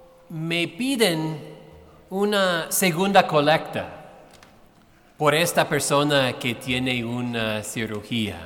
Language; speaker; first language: Spanish; non-native, fluent; English